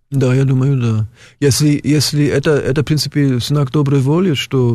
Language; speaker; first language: Russian; non-native, fluent; German